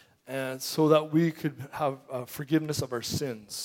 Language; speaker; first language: English; native; English